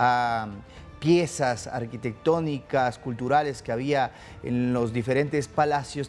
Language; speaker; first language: Spanish; native; Spanish